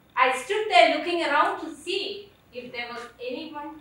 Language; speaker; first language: English; non-native, local second language; Malayalam